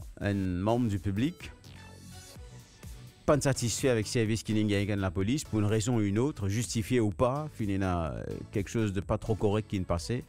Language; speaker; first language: French; non-native, local second language; Morisyen